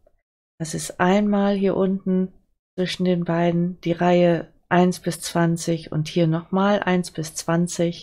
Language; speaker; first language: German; native; German